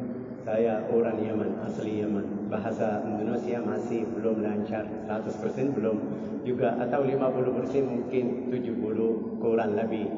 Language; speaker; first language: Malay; non-native, learner; Arabic